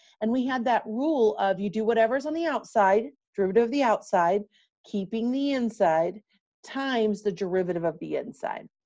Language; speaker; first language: English; native; English